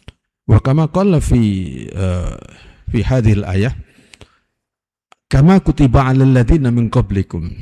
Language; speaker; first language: Arabic; non-native, fluent; Indonesian